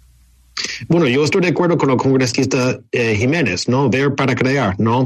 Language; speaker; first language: Spanish; non-native, fluent; English